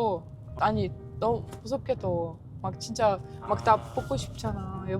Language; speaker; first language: Korean; non-native, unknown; Ukrainian